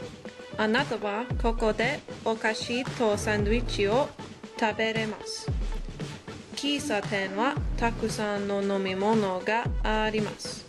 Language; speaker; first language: Japanese; non-native, learner; English